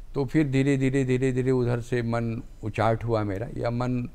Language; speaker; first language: Hindi; native; Hindi